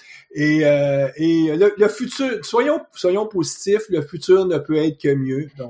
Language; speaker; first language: French; native; French